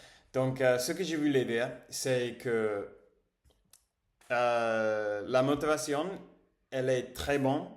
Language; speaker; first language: French; non-native, learner; English